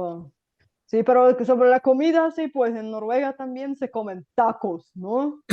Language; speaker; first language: Spanish; non-native, fluent; Bulgarian